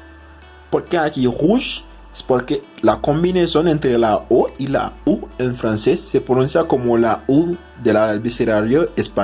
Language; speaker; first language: Spanish; non-native, fluent; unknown